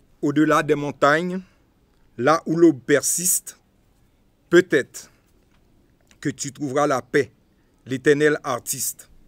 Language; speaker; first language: French; non-native, local second language; Haitian Creole